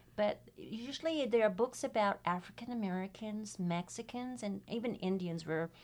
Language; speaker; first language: English; native; English